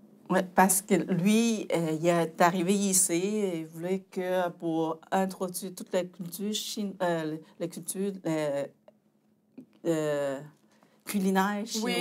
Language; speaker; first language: French; non-native, fluent; Chinese